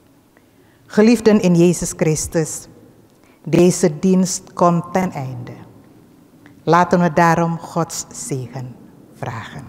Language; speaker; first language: Dutch; early bilingual, other home language; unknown